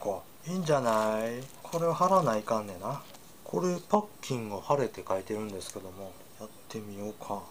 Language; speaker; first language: Japanese; native; Japanese